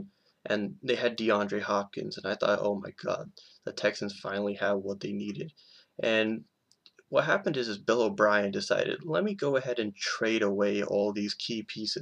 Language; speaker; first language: English; native; English